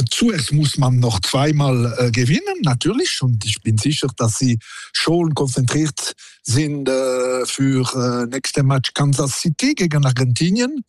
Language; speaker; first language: German; non-native, local second language; French